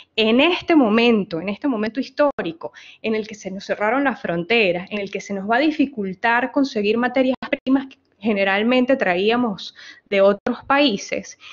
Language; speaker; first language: Spanish; native; Spanish